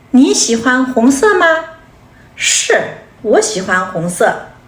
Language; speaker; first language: Chinese; non-native, fluent; Kazakh